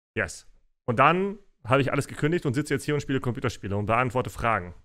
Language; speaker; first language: German; early bilingual, other home language; Russian